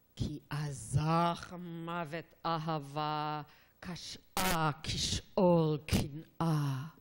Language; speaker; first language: Hebrew; non-native, fluent; English